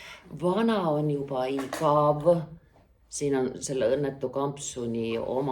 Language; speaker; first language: Estonian; native; Estonian